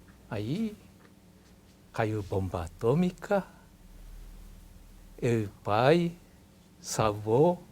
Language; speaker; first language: Portuguese; non-native, learner; Japanese